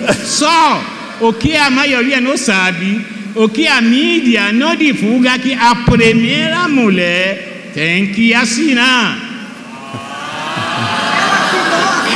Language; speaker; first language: Portuguese; non-native, fluent; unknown